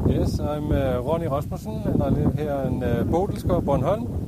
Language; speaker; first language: English; non-native, learner; Danish